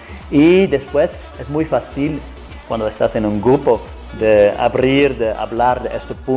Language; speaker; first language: Spanish; non-native, fluent; Italian